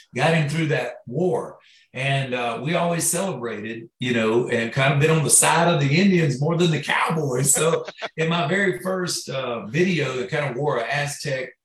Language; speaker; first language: English; native; English